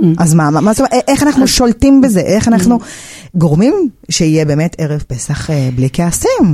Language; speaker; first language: Hebrew; native; Hebrew